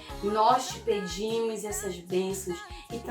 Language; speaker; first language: Portuguese; native; Portuguese